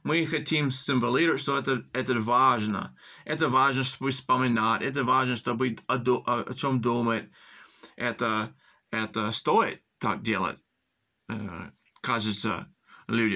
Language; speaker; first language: Russian; early bilingual, heritage; English